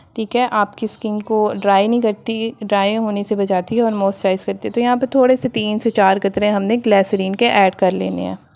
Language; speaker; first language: Hindi; native; Hindi